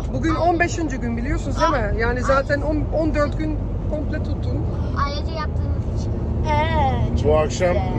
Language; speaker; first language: Turkish; early bilingual, heritage; Turkish